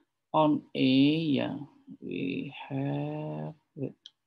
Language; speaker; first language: English; non-native, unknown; Indonesian